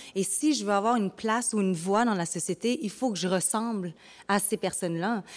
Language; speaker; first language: French; early bilingual, other home language; Vietnamese